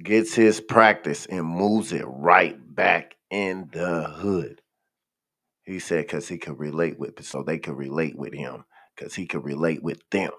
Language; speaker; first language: English; native; English